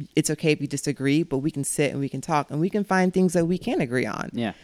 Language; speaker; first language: English; native; English